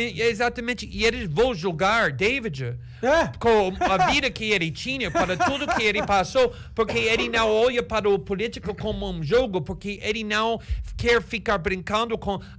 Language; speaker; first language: Portuguese; non-native, fluent; English